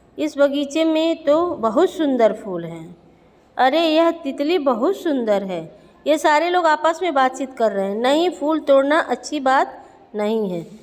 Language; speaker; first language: Hindi; native; Hindi